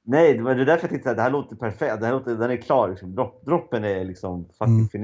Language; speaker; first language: Swedish; native; Swedish